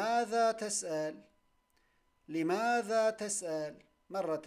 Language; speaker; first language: Arabic; non-native, fluent; Turkish